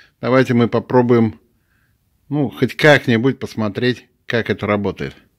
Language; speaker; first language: Russian; non-native, local second language; Tatar